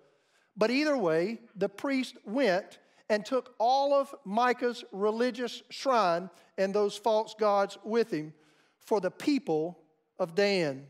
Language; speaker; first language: English; native; English